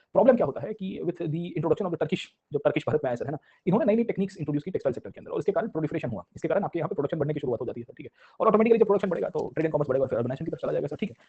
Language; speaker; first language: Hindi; non-native, local second language; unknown